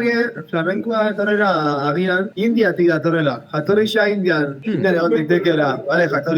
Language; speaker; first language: Basque; native; Basque